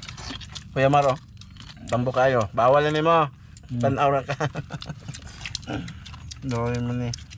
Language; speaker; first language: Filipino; non-native, local second language; Cebuano